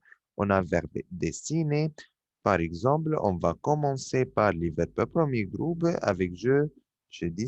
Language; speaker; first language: French; non-native, fluent; Arabic